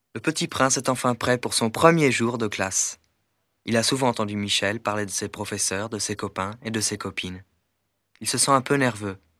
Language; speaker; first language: French; native; French